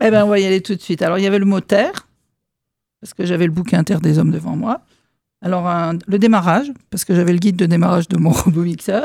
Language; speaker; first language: French; native; French